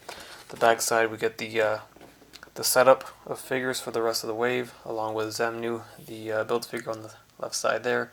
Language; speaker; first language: English; native; English